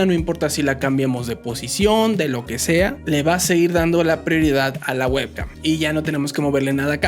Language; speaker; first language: Spanish; native; Spanish